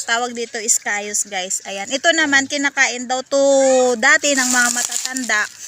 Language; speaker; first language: Filipino; non-native, local second language; Hiligaynon